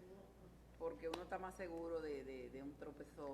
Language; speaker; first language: Spanish; native; Spanish